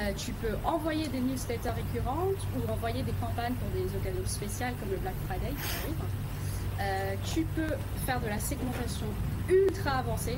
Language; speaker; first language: French; non-native, fluent; Vietnamese